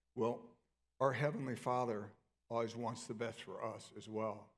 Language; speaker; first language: English; native; English